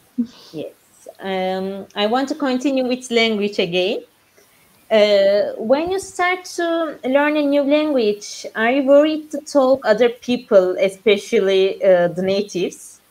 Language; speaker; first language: English; non-native, learner; Turkish